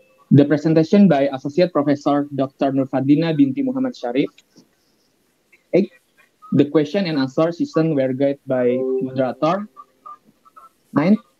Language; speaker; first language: English; non-native, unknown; Indonesian